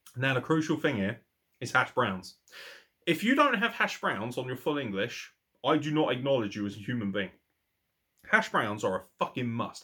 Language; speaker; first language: English; native; English